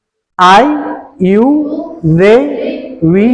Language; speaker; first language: English; non-native, learner; Indonesian